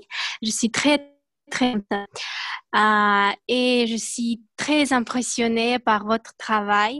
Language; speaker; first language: French; non-native, learner; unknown